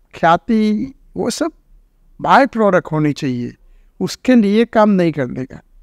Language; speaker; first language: Hindi; non-native, local second language; Gujarati